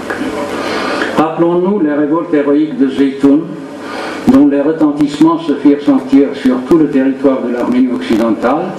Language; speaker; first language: French; non-native, fluent; Armenian